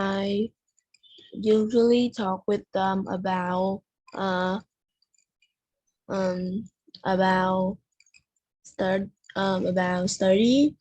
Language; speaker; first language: English; non-native, learner; Vietnamese